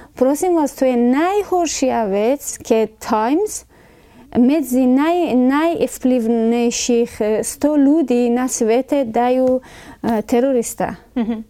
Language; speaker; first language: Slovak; non-native, fluent; Persian